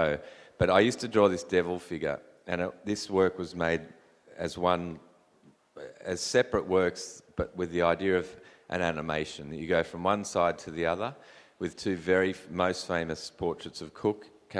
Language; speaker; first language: English; native; English